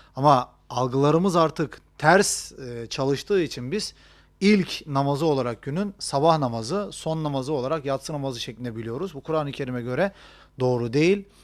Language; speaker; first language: Turkish; native; Turkish